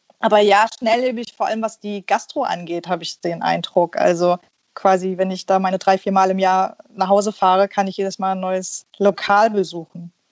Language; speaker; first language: German; early bilingual, other home language; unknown